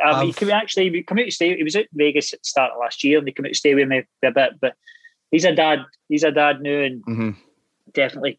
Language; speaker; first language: English; native; English